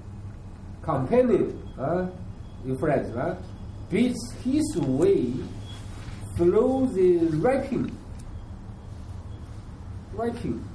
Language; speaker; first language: English; non-native, learner; Chinese